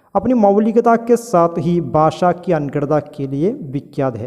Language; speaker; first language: Hindi; non-native, local second language; Malayalam